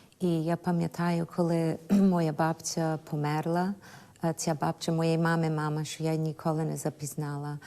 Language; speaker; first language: Ukrainian; early bilingual, heritage; Ukrainian